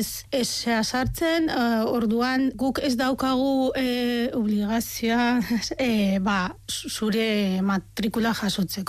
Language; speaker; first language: Basque; non-native, fluent; Arabic